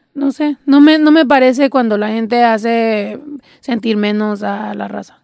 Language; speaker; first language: Spanish; early bilingual, heritage; Spanish